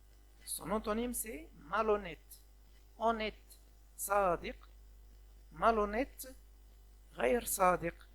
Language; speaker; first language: French; non-native, local second language; Arabic